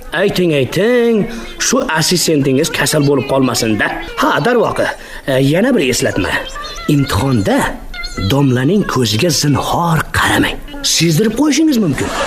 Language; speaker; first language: Uzbek; native; Uzbek